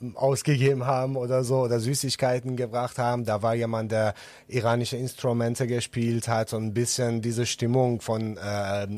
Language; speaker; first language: German; non-native, fluent; Persian